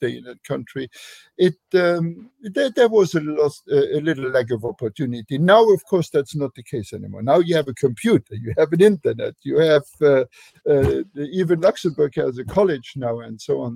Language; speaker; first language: English; non-native, fluent; Luxembourgish